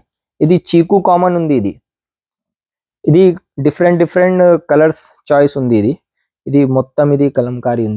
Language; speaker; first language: Telugu; non-native, local second language; Urdu